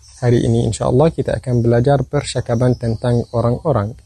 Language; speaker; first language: Indonesian; non-native, fluent; Arabic